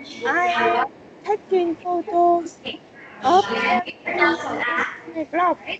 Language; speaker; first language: English; non-native, learner; Vietnamese